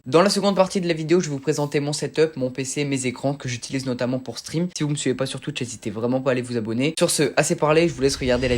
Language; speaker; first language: French; native; French